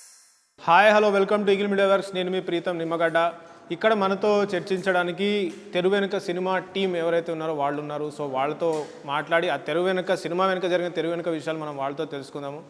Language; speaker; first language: Telugu; native; Telugu